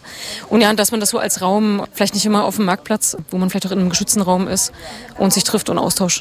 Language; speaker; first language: German; native; German